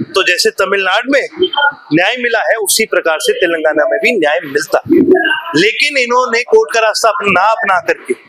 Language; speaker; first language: Hindi; native; Hindi